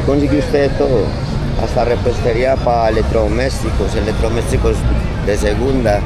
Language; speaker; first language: Spanish; native; Spanish